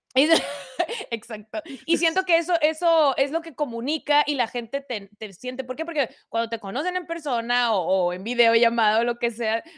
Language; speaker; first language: Spanish; native; Spanish